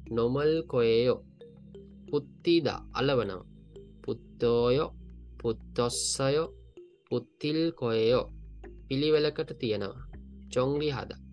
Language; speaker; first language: Korean; non-native, learner; Sinhala